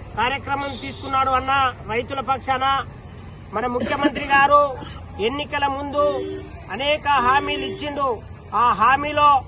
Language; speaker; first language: Telugu; non-native, local second language; Lambadi